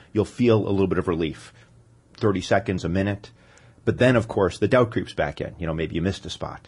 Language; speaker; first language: English; native; English